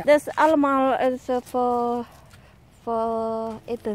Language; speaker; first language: Dutch; non-native, learner; Thai